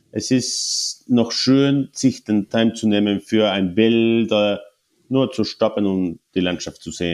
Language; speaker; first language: German; non-native, learner; Spanish